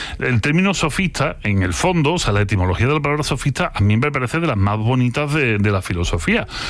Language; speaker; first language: Spanish; native; Spanish